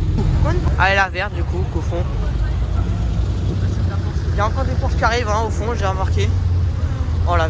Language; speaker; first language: French; native; French